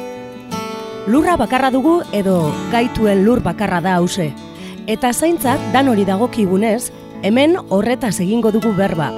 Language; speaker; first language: Basque; native; Basque